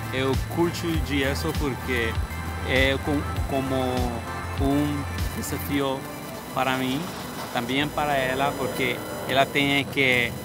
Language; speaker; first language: Portuguese; non-native, learner; English